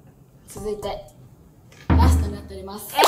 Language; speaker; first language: Japanese; native; Japanese